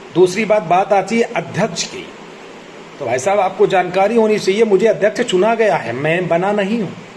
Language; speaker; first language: Hindi; native; Hindi